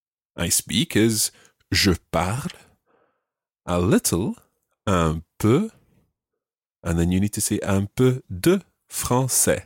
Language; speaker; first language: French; non-native, fluent; English